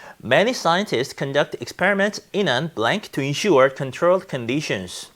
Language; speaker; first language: English; non-native, fluent; Korean